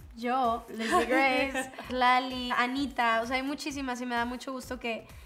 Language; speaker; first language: Spanish; native; Spanish